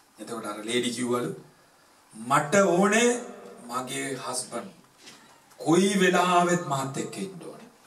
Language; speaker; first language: Sinhala; non-native, local second language; Tamil